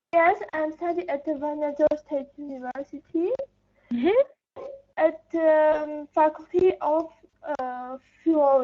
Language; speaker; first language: English; non-native, learner; Armenian